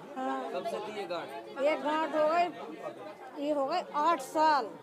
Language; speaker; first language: Hindi; native; Hindi